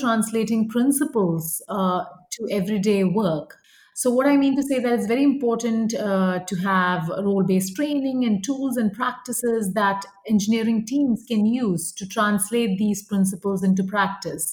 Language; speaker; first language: English; non-native, local second language; Malayalam